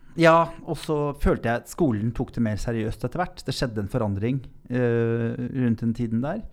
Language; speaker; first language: Norwegian; native; Norwegian